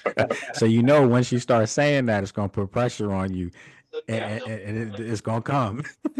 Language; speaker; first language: English; native; English